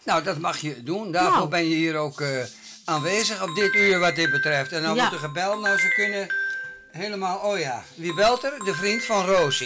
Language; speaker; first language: Dutch; native; Dutch